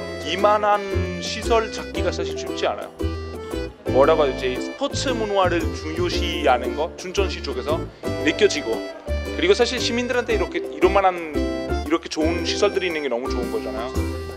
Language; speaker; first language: Korean; non-native, fluent; Italian